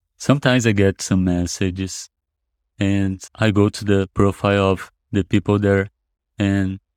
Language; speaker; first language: English; non-native, fluent; Portuguese